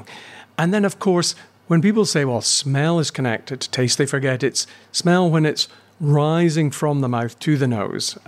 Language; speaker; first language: English; native; English